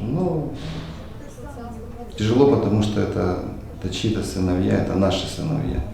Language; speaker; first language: Russian; non-native, local second language; Ukrainian